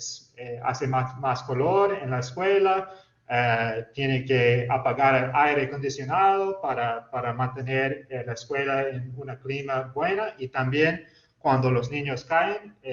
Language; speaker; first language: Spanish; non-native, fluent; English